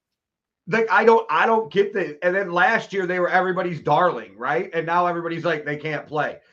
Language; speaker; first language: English; native; English